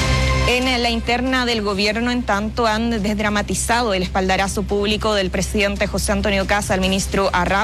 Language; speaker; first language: Spanish; native; Spanish